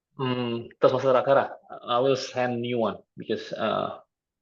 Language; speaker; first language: English; non-native, fluent; Indonesian